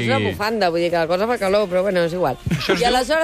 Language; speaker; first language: Catalan; native; Catalan